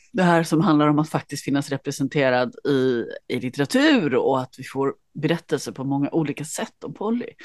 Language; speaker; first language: Swedish; native; Swedish